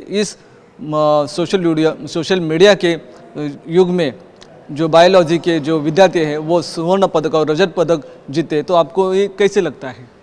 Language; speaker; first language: Hindi; native; Hindi